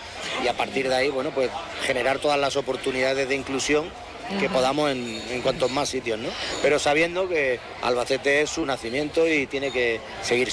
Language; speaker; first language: Spanish; native; Spanish